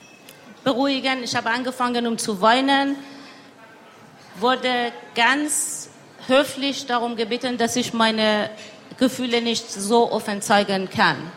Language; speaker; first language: German; non-native, learner; Persian